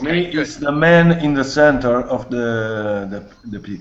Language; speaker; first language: English; non-native, learner; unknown